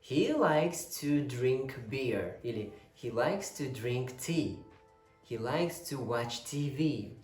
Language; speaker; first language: English; non-native, fluent; Kazakh